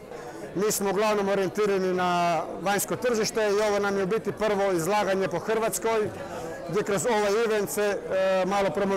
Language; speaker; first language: Croatian; native; Croatian